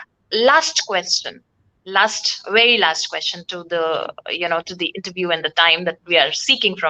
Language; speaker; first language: English; non-native, local second language; Hindi